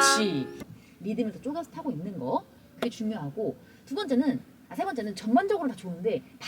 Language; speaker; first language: Korean; native; Korean